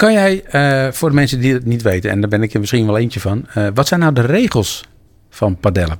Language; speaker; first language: Dutch; native; Dutch